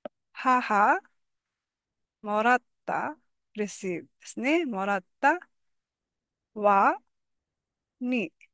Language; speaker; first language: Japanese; non-native, fluent; Filipino